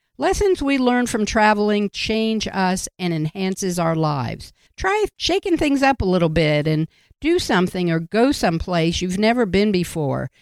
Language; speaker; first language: English; native; English